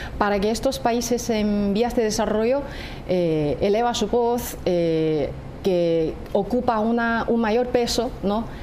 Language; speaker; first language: Spanish; non-native, fluent; Chinese